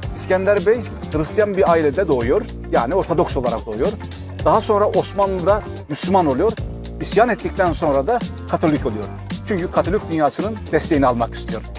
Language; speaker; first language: Turkish; native; Turkish